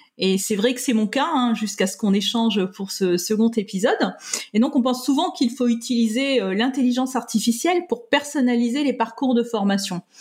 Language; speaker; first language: French; native; French